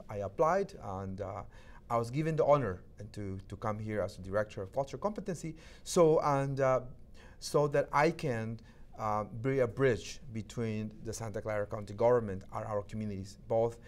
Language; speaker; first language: English; non-native, fluent; Shipibo-Conibo